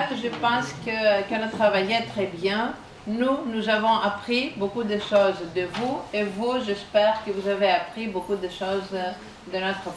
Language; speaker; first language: French; non-native, fluent; Greek